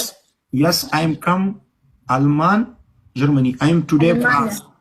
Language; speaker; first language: English; non-native, learner; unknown